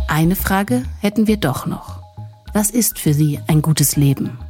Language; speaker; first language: German; native; German